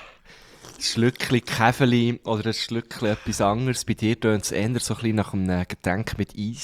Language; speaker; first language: German; native; German